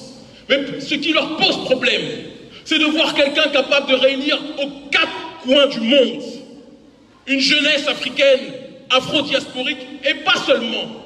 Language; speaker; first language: French; native; French